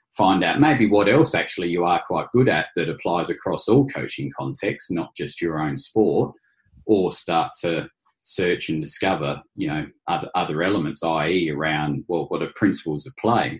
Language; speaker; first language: English; native; English